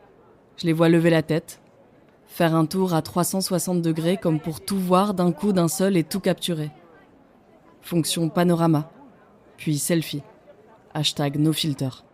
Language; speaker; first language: French; native; French